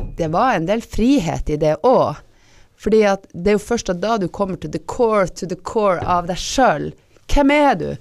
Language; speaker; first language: Norwegian; native; Norwegian